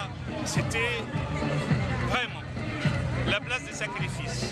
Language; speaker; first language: French; non-native, fluent; Arabic